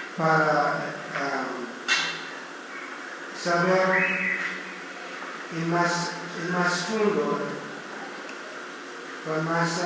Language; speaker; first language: Spanish; non-native, learner; English